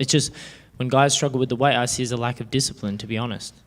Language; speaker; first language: English; native; English